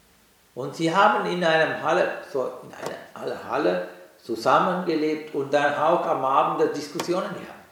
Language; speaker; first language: German; non-native, learner; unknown